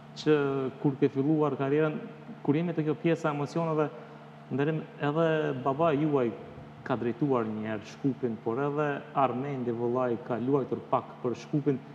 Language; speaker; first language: Albanian; native; Albanian